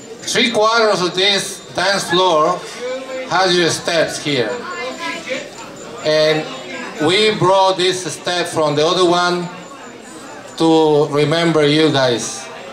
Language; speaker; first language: English; non-native, fluent; Spanish